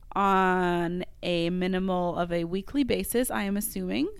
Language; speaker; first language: English; non-native, fluent; French